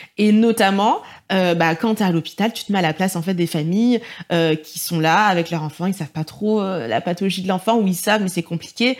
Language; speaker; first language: French; native; French